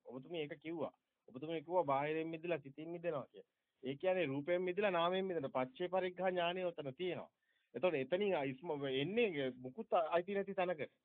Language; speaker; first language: Sinhala; native; Sinhala